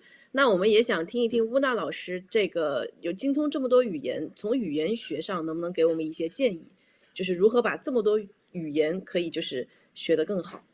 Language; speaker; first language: Chinese; native; Chinese